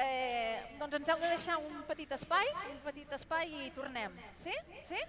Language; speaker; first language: Catalan; native; Catalan